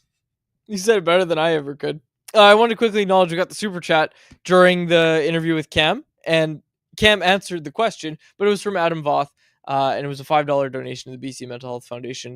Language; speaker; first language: English; native; English